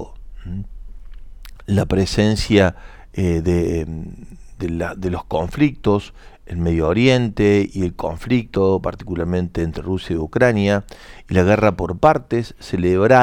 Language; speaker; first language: Spanish; native; Spanish